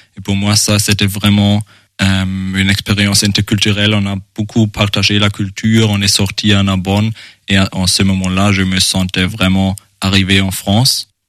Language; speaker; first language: French; non-native, fluent; German